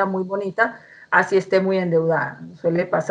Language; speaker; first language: Spanish; native; Spanish